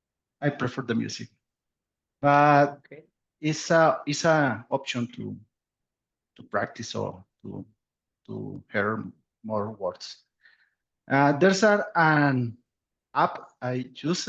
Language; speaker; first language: English; non-native, learner; Spanish